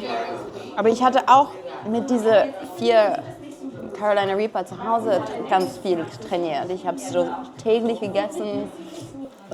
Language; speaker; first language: German; non-native, fluent; French